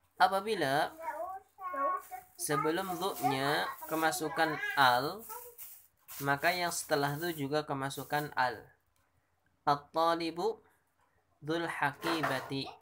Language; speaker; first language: Indonesian; native; Indonesian